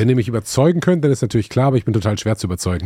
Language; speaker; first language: German; native; German